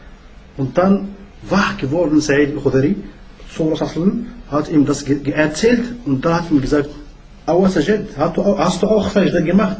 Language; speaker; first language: German; non-native, learner; Arabic